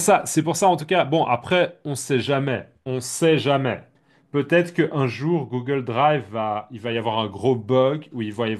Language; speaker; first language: French; native; French